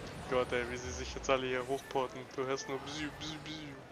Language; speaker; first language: German; native; German